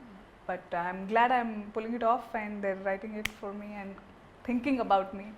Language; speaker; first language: Telugu; native; Telugu